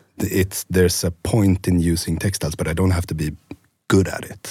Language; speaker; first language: English; non-native, fluent; Swedish